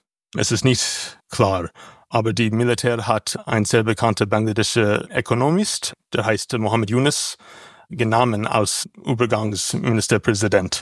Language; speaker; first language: German; non-native, learner; English